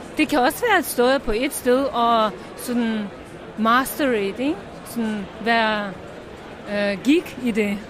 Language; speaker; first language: Danish; non-native, fluent; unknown